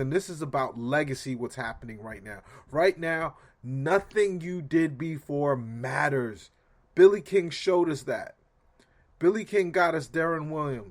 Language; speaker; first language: English; native; English